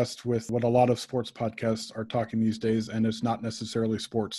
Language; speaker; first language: English; native; English